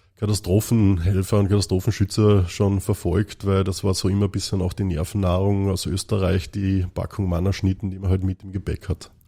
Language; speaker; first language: German; native; German